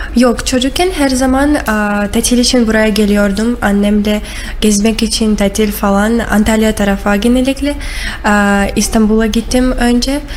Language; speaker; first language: Turkish; non-native, learner; Russian